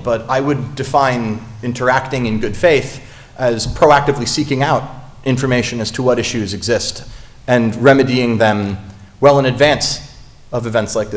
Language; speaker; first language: English; native; English